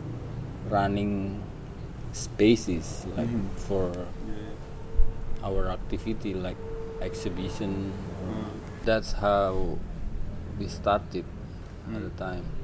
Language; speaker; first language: English; non-native, learner; Indonesian